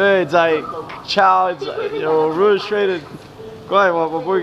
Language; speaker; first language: Chinese; non-native, learner; English